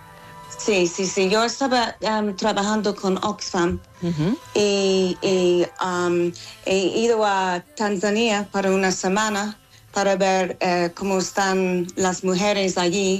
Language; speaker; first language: Spanish; non-native, fluent; English